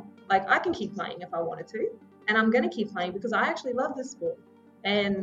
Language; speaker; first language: English; native; English